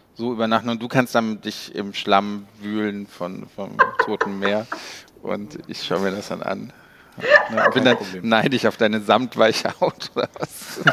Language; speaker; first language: German; native; German